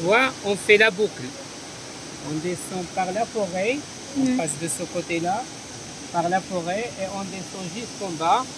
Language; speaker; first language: French; non-native, local second language; Arabic